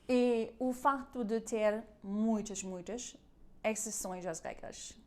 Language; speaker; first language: Portuguese; non-native, learner; German